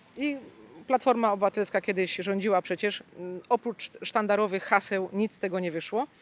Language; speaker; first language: Polish; native; Polish